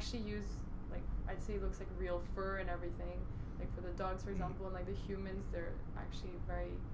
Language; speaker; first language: English; non-native, local second language; Cantonese